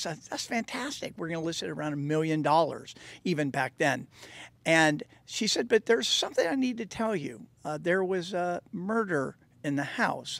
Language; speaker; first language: English; native; English